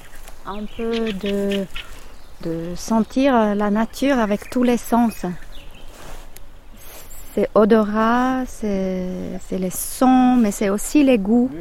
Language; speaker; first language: French; non-native, fluent; Finnish